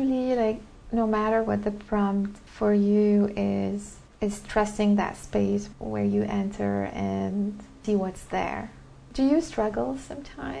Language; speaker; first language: English; non-native, fluent; Arabic